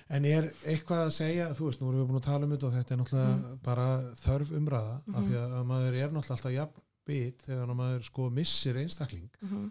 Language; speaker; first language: Icelandic; native; Icelandic